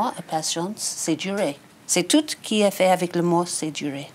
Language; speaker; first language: French; non-native, learner; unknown